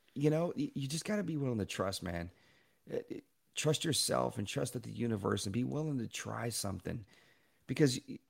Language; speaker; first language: English; native; English